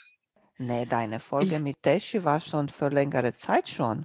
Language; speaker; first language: German; non-native, fluent; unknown